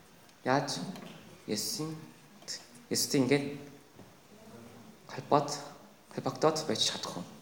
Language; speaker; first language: Mongolian; non-native, fluent; Korean